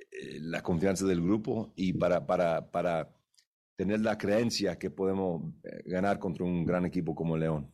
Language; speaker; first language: Spanish; early bilingual, heritage; English